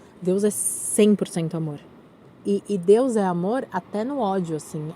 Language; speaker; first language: Portuguese; native; Portuguese